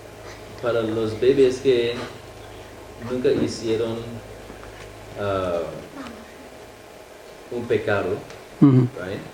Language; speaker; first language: Spanish; non-native, fluent; English